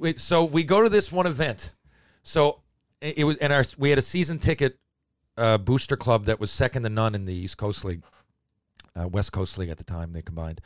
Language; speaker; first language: English; native; English